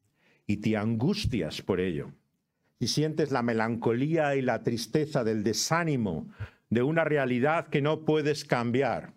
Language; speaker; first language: Spanish; native; Spanish